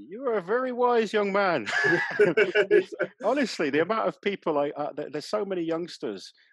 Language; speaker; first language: English; native; English